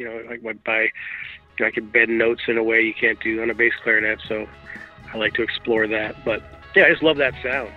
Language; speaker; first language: English; native; English